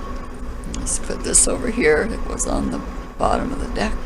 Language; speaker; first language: English; native; English